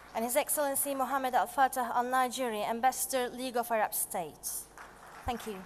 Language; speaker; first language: English; non-native, fluent; Turkish